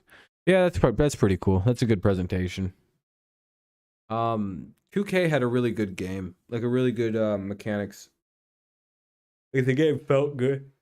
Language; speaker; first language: English; native; English